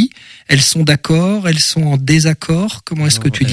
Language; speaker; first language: French; native; French